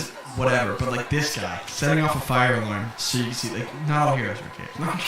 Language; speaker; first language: English; native; English